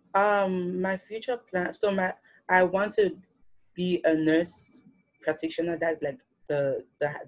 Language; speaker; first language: English; non-native, local second language; Yoruba